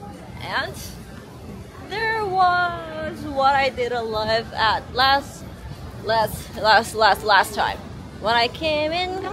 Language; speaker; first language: English; non-native, learner; Korean